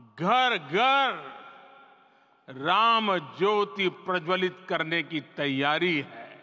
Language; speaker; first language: Hindi; non-native, local second language; Gujarati